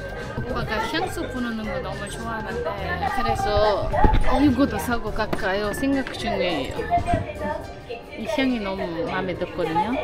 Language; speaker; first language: Korean; non-native, fluent; Uzbek